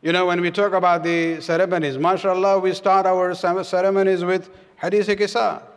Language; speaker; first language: English; non-native, local second language; Urdu